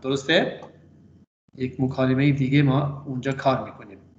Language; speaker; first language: Persian; non-native, fluent; Urdu